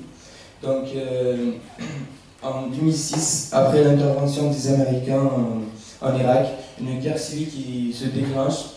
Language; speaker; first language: French; non-native, fluent; Arabic